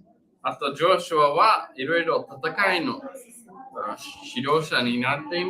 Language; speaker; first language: Japanese; non-native, learner; English